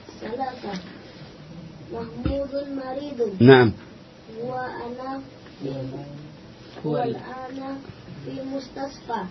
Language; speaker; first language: Arabic; non-native, learner; Indonesian